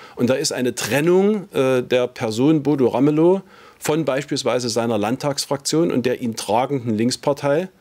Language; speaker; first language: German; native; German